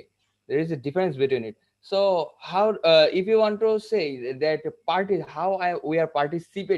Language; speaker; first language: English; non-native, local second language; Bangla